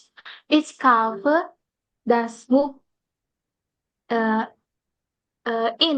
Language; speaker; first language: German; non-native, learner; Indonesian